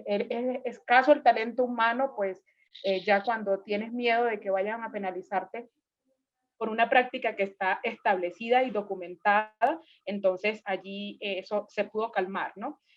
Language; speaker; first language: Spanish; native; Spanish